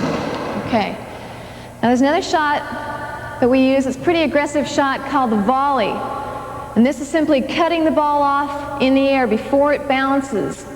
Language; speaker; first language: English; native; English